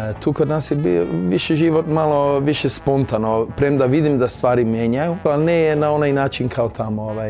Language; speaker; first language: Croatian; early bilingual, heritage; Croatian